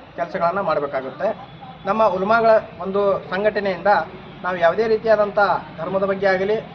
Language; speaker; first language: Kannada; non-native, local second language; Urdu